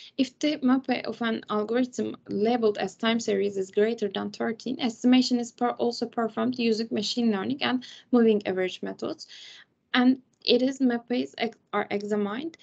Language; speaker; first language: English; non-native, fluent; Turkish